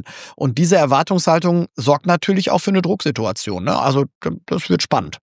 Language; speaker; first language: German; native; German